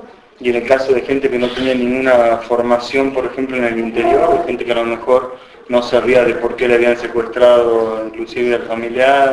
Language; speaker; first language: Spanish; native; Spanish